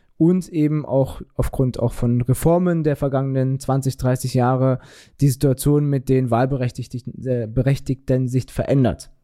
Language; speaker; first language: German; early bilingual, other home language; Turkish